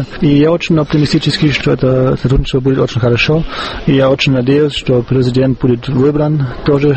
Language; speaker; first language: Russian; non-native, fluent; German